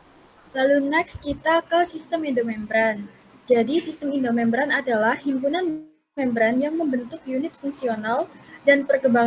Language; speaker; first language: Indonesian; native; Indonesian